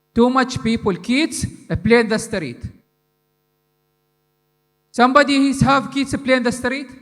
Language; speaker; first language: English; non-native, learner; Arabic